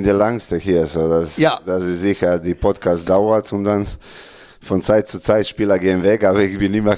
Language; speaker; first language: German; non-native, learner; Serbian